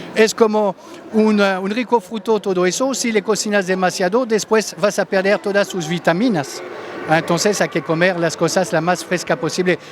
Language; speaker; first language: Spanish; non-native, fluent; French